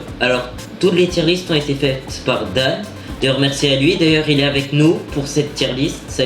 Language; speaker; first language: French; native; French